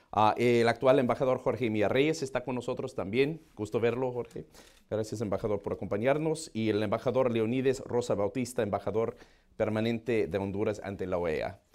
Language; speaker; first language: Spanish; non-native, fluent; English